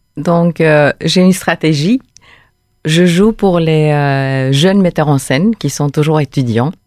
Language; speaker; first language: French; non-native, fluent; Romanian